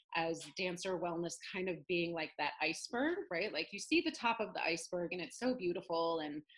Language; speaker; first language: English; native; English